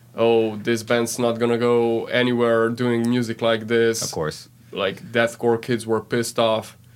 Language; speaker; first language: English; non-native, fluent; Slovenian